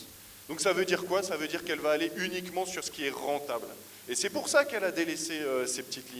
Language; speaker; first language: French; native; French